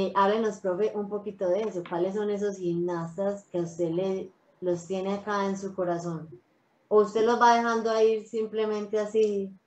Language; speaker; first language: Spanish; native; Spanish